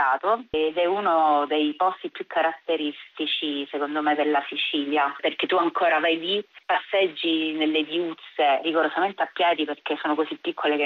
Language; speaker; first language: Italian; native; Italian